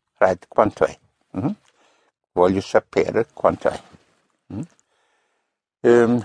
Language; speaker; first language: Italian; non-native, fluent; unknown